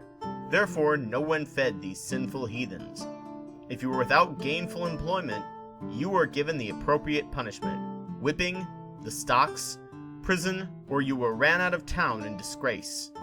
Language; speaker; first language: English; native; English